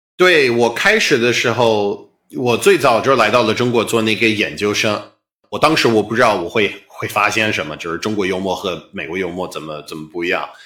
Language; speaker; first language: Chinese; non-native, fluent; English